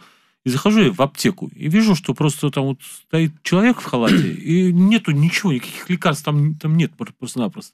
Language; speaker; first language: Russian; native; Russian